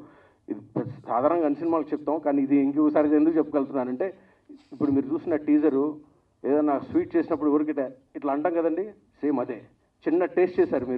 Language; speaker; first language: Telugu; native; Telugu